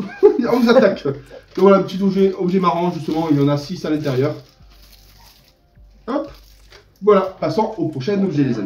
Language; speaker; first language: French; native; French